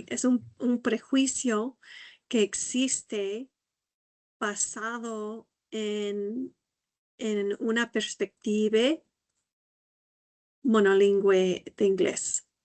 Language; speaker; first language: Spanish; non-native, fluent; English